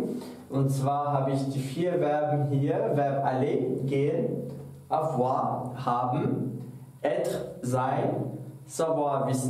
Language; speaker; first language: German; non-native, fluent; French